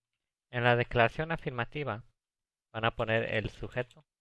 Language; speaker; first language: Spanish; early bilingual, other home language; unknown